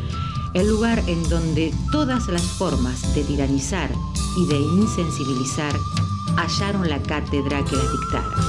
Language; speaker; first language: Spanish; native; Spanish